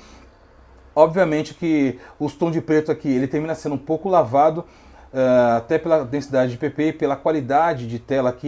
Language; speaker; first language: Portuguese; native; Portuguese